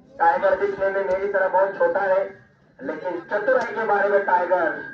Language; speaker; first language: Hindi; non-native, local second language; Marathi